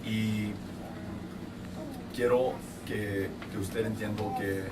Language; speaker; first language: Spanish; non-native, fluent; English